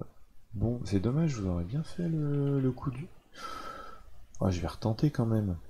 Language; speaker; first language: French; native; French